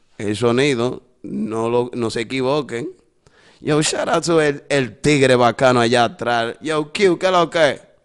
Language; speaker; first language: Spanish; early bilingual, other home language; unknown